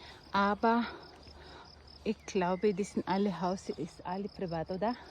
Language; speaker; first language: German; non-native, learner; Filipino